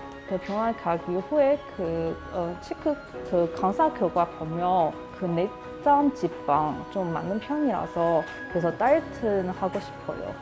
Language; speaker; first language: Korean; non-native, learner; Chinese